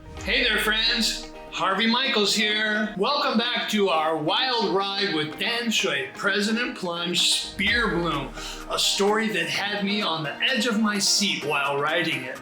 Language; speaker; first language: English; native; English